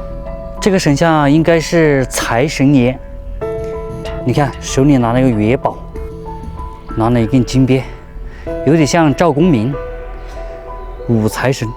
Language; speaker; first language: Chinese; native; Chinese